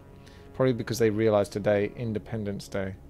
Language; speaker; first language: English; native; English